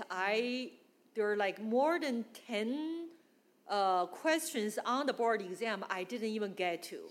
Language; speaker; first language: English; non-native, fluent; Chinese